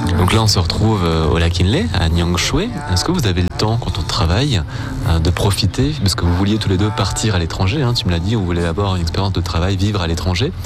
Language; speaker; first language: French; native; French